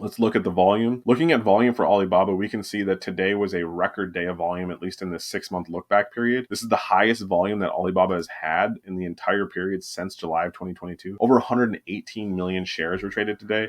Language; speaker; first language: English; native; English